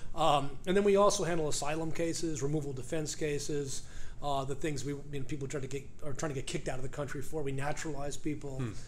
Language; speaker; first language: English; native; English